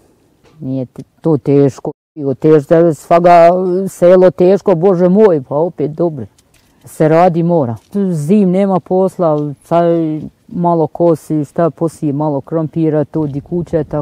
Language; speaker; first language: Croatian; non-native, learner; Albanian